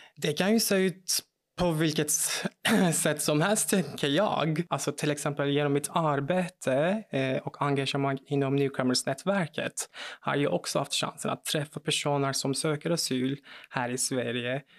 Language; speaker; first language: Swedish; non-native, fluent; Turkish